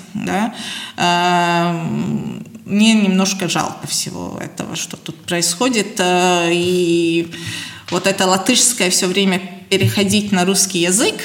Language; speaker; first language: Russian; non-native, local second language; Latvian